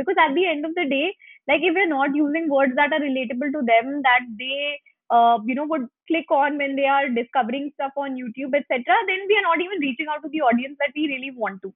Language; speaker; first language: English; non-native, local second language; Hindi